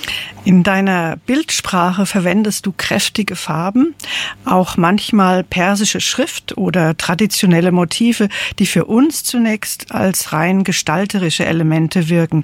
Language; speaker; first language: German; native; German